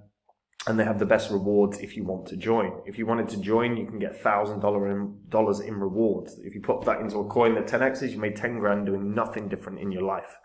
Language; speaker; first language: English; native; English